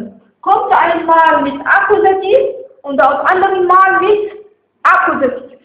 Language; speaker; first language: German; non-native, fluent; Arabic